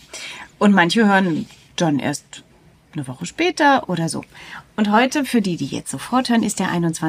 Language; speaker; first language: German; native; German